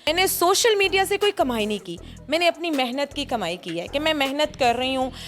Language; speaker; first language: Urdu; non-native, local second language; Punjabi